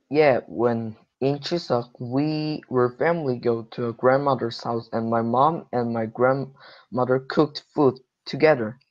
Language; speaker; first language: English; non-native, learner; Korean